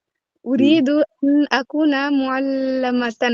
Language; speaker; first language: Arabic; non-native, learner; Bangla